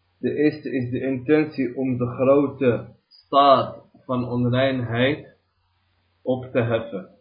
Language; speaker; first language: Dutch; early bilingual, other home language; Arabic